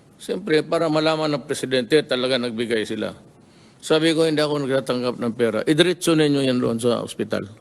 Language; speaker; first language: Filipino; non-native, local second language; Cebuano